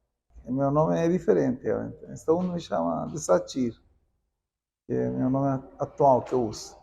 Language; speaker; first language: Portuguese; non-native, fluent; Spanish